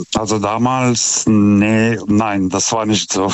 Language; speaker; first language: German; non-native, fluent; Lithuanian